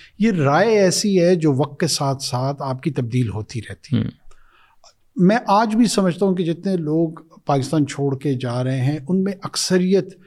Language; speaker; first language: Urdu; non-native, local second language; Pashto